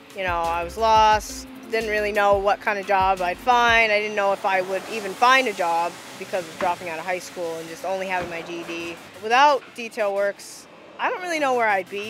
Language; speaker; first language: English; native; English